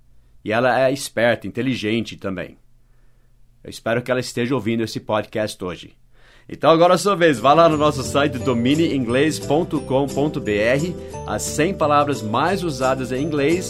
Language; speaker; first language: Portuguese; non-native, fluent; English